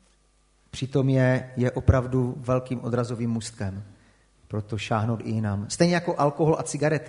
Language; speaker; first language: Czech; native; Czech